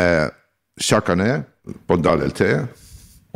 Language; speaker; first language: French; non-native, learner; Russian